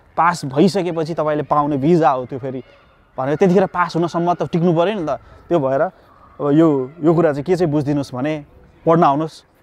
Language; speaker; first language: Nepali; native; Nepali